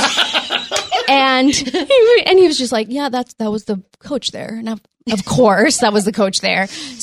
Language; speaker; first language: English; early bilingual, other home language; Spanish